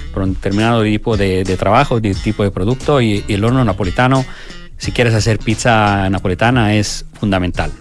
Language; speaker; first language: Spanish; non-native, fluent; Italian